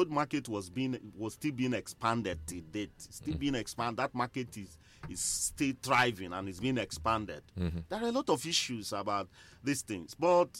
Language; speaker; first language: English; non-native, local second language; Igbo